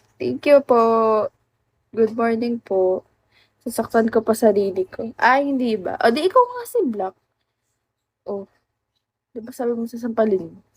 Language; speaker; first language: Filipino; native; Filipino